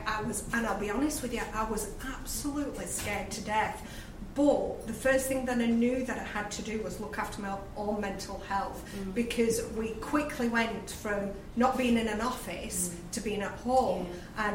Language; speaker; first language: English; native; English